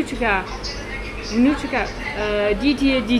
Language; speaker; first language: Russian; non-native, learner; Chinese